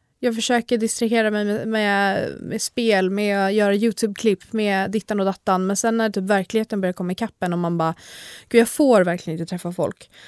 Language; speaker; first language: Swedish; native; Swedish